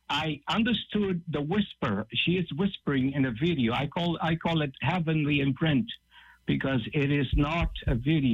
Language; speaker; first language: English; non-native, fluent; Portuguese